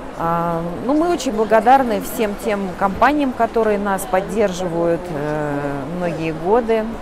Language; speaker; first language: Russian; native; Russian